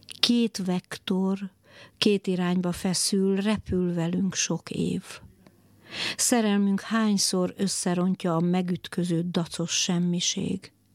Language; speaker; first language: Hungarian; native; Hungarian